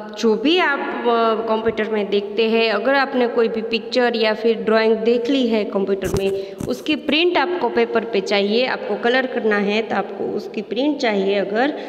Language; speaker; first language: Hindi; non-native, local second language; Gujarati